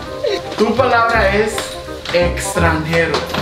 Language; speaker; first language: Spanish; early bilingual, heritage; Spanish